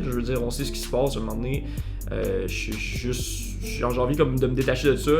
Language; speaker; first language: French; native; French